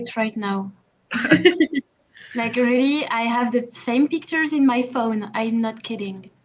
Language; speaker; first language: English; non-native, learner; French